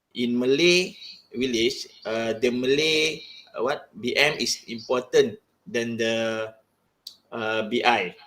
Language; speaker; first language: English; non-native, local second language; Malay